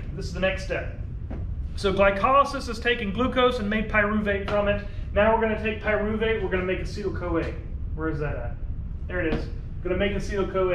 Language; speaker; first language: English; native; English